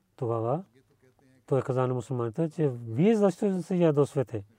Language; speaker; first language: Bulgarian; non-native, learner; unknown